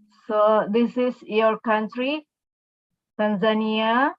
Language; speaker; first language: English; non-native, local second language; Indonesian